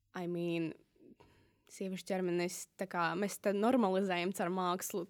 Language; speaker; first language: Latvian; non-native, local second language; Russian